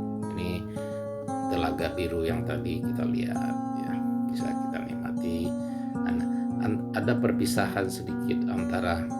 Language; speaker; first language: Indonesian; non-native, local second language; Minangkabau